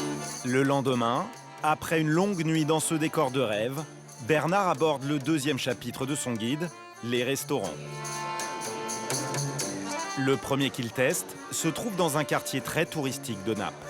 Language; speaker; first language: French; native; French